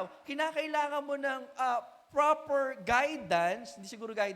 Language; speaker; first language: Filipino; native; Filipino